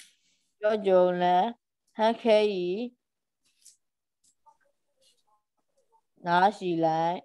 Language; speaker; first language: Chinese; non-native, learner; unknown